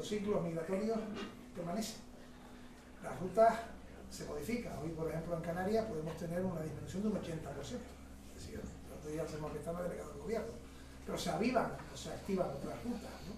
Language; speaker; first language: Spanish; native; Spanish